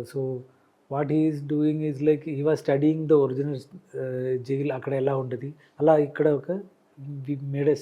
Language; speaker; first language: Telugu; non-native, learner; Malayalam